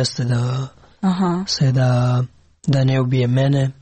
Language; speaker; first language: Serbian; non-native, learner; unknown